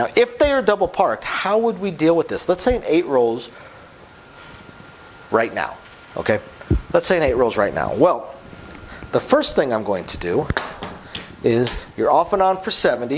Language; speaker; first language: English; native; English